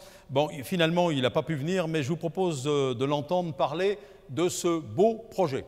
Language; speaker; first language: French; native; French